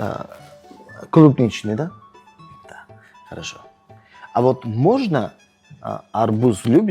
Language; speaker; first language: Russian; non-native, local second language; Tajik